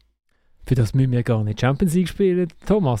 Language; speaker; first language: German; native; German